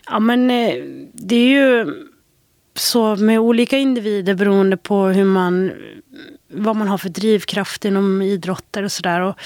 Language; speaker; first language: Swedish; native; Swedish